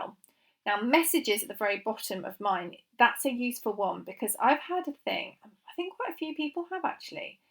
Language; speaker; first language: English; native; English